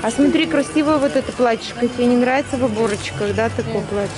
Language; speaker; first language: Russian; native; Russian